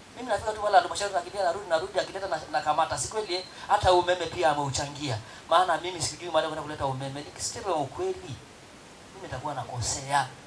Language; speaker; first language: Swahili; non-native, local second language; Masai